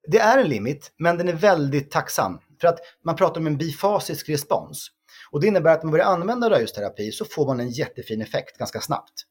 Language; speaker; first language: Swedish; native; Swedish